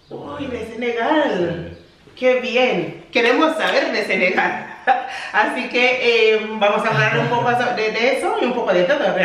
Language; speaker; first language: Spanish; non-native, fluent; English